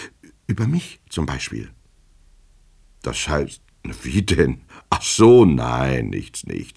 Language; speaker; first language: German; native; German